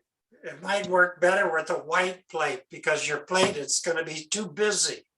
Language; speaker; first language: English; native; English